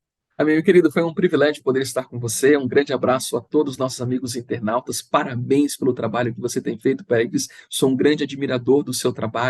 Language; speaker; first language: Portuguese; native; Portuguese